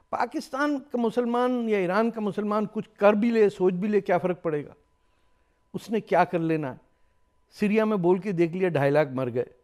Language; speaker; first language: Urdu; native; Urdu